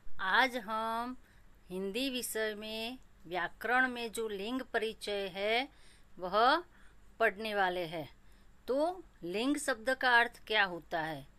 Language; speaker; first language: Hindi; non-native, local second language; Gujarati